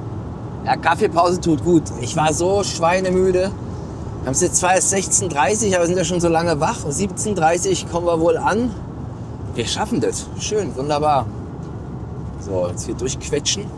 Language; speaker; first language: German; native; German